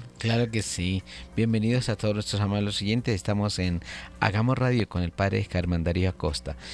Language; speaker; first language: Spanish; native; Spanish